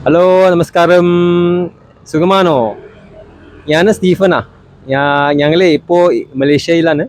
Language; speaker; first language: Malayalam; non-native, learner; Chinese